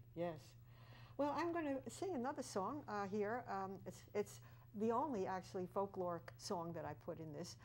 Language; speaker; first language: English; native; English